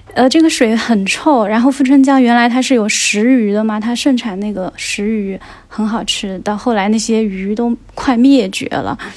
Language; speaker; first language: Chinese; native; Chinese